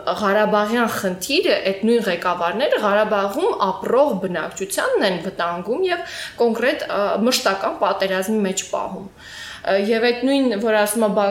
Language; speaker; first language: Armenian; native; Armenian